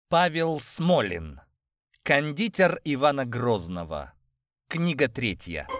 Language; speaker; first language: Russian; native; Russian